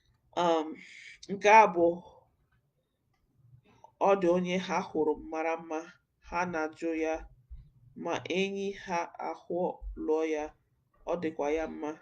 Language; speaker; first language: Igbo; non-native, learner; English